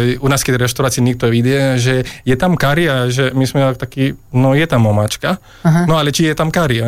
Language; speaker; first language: Slovak; non-native, fluent; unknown